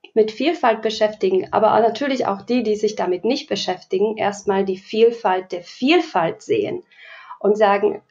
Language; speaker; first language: German; non-native, fluent; Slovak